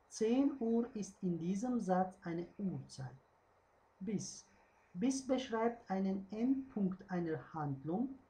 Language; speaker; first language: German; non-native, fluent; Uzbek